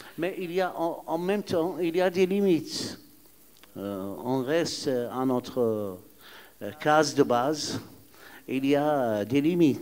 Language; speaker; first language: French; non-native, fluent; Arabic